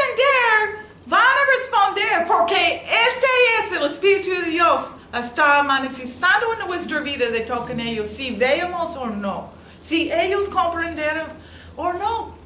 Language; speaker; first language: Spanish; non-native, learner; English